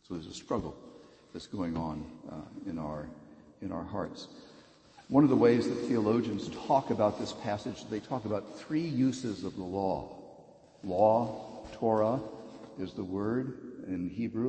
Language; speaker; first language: English; native; English